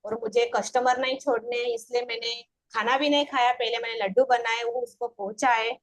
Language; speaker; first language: Hindi; non-native, local second language; Marathi